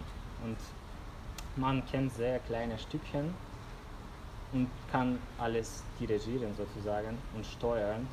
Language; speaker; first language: German; non-native, fluent; Russian